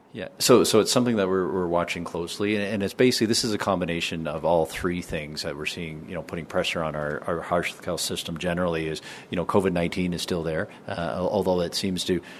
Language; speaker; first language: English; native; English